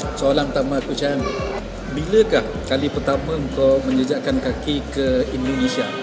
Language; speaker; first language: Malay; native; Malay